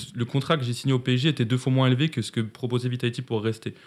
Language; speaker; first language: French; native; French